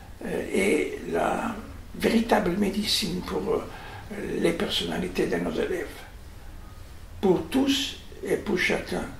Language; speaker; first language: French; non-native, fluent; Italian